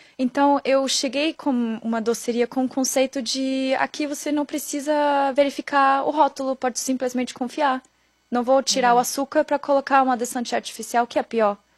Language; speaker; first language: Portuguese; non-native, fluent; German